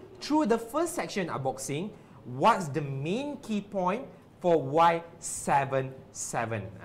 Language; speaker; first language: English; non-native, local second language; Malay